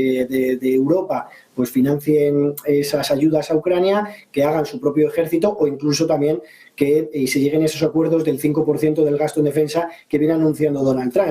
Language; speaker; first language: Spanish; native; Spanish